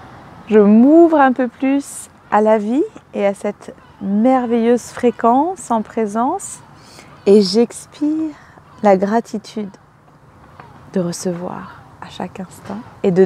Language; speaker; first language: French; native; French